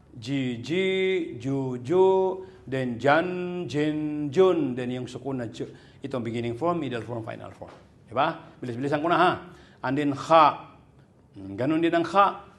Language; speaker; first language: Filipino; non-native, local second language; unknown